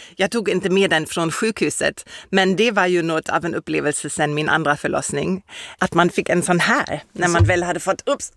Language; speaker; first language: Swedish; non-native, fluent; German